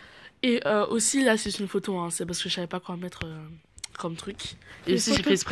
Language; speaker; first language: French; native; French